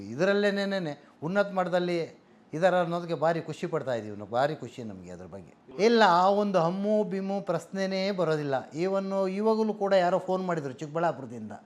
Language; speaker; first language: Kannada; native; Kannada